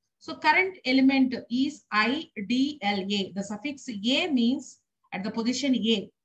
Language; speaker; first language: English; non-native, local second language; Telugu